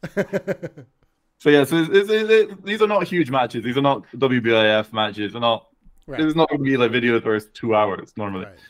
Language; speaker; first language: English; native; English